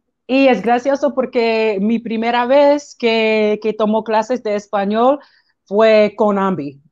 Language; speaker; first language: Spanish; non-native, learner; English